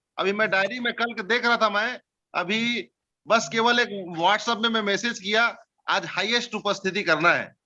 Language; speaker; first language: Hindi; native; Hindi